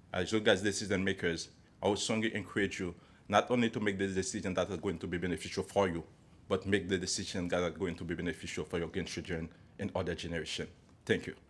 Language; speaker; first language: English; non-native, fluent; Haitian Creole